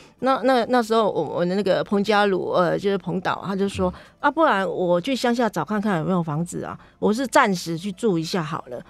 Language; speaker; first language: Chinese; native; Chinese